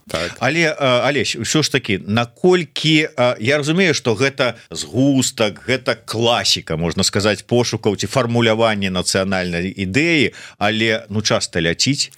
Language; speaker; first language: Belarusian; native; Belarusian